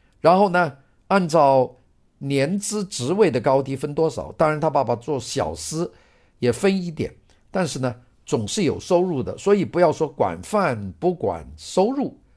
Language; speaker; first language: Chinese; non-native, local second language; Cantonese